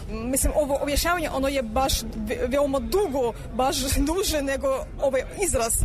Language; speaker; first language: Serbian; non-native, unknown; Russian